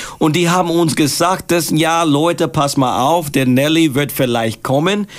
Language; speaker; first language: German; non-native, fluent; English